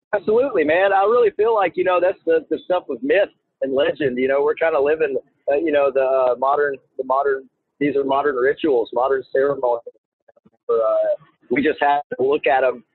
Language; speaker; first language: English; native; English